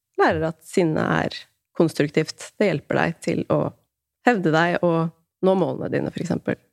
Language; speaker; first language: Norwegian; native; Norwegian